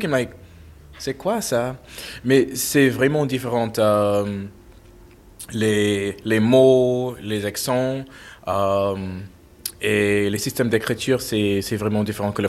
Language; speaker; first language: French; non-native, fluent; English